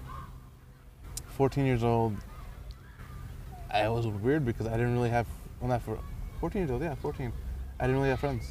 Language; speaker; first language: English; early bilingual, other home language; Persian